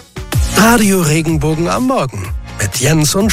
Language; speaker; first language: German; native; German